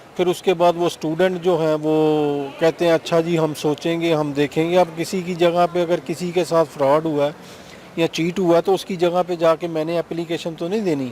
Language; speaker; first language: Urdu; non-native, local second language; Punjabi